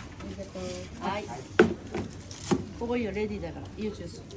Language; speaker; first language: Japanese; non-native, learner; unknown